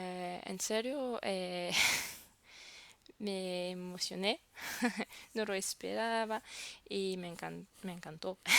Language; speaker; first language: Spanish; non-native, fluent; French